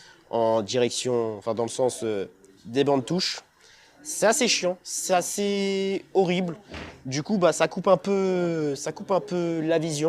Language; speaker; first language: French; native; French